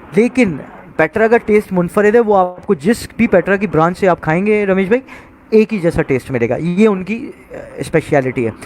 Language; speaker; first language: Urdu; native; Urdu